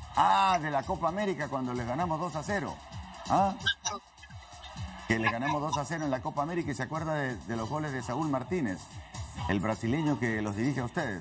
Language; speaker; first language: Spanish; native; Spanish